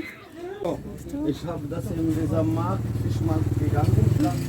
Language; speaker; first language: German; non-native, learner; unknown